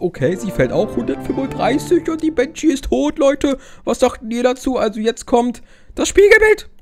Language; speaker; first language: German; native; German